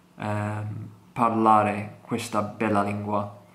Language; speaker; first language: Italian; non-native, learner; English